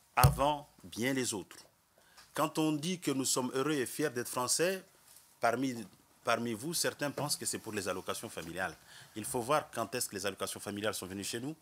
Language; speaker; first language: French; non-native, local second language; Comorian